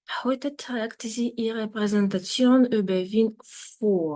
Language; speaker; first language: German; non-native, fluent; Ukrainian